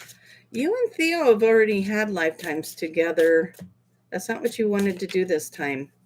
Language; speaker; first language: English; native; English